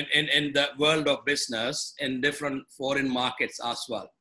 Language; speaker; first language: English; non-native, local second language; Malayalam